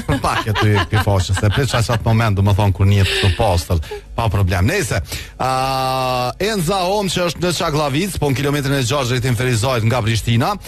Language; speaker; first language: Albanian; native; Albanian